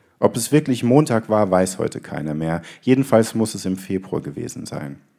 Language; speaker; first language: German; native; German